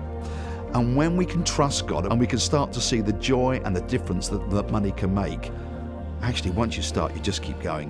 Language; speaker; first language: English; native; English